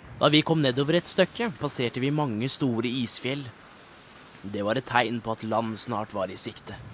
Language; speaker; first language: Norwegian; native; Norwegian